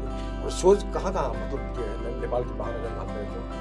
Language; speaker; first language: Hindi; native; Hindi